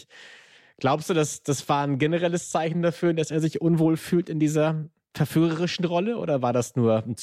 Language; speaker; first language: German; native; German